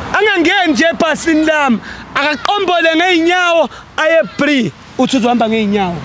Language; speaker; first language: Zulu; native; Zulu